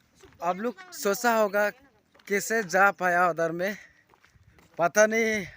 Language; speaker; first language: Hindi; non-native, local second language; Chakma